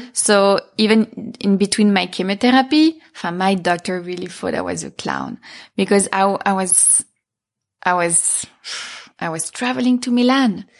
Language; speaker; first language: English; non-native, fluent; French